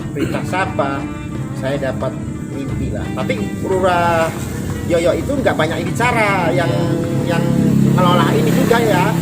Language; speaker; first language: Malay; non-native, local second language; Javanese